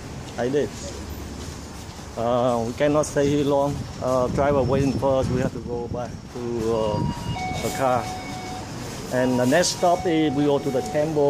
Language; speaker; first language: English; non-native, fluent; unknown